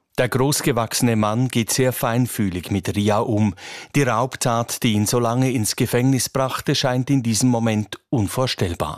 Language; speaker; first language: German; native; German